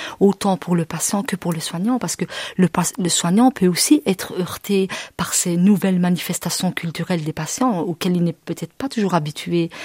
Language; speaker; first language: French; early bilingual, other home language; Arabic